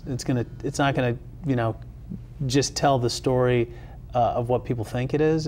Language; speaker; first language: English; native; English